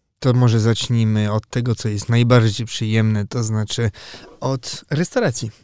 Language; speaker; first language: Polish; early bilingual, heritage; Polish